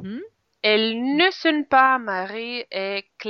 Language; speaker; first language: French; non-native, learner; Russian